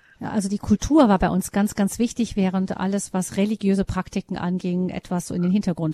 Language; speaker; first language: German; native; German